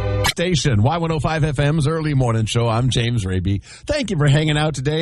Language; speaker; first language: English; native; English